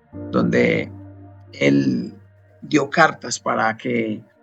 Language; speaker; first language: Spanish; native; Spanish